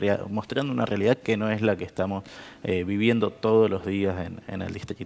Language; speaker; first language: Spanish; native; Spanish